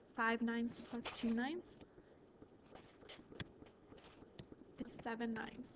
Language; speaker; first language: English; native; English